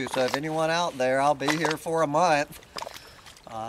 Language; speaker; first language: English; native; English